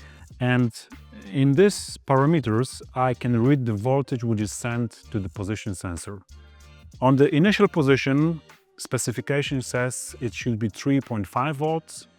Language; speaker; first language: English; non-native, fluent; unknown